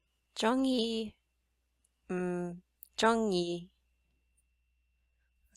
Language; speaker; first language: Cantonese; non-native, learner; English